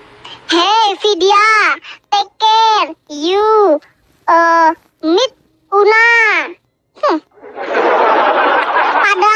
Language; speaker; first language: English; non-native, learner; Vietnamese